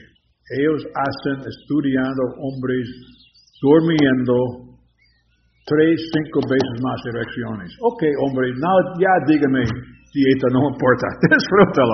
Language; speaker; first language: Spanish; non-native, learner; English